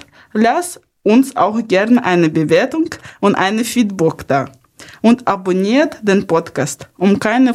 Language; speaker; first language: German; non-native, fluent; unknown